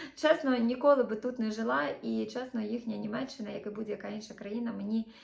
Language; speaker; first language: Ukrainian; native; Ukrainian